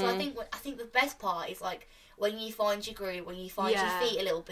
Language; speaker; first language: English; native; English